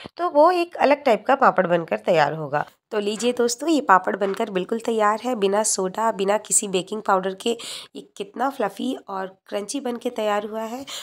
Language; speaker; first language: Hindi; native; Hindi